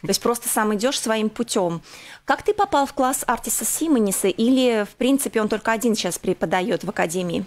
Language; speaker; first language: Russian; native; Russian